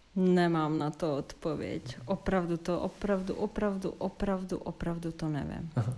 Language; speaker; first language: Czech; non-native, fluent; Serbian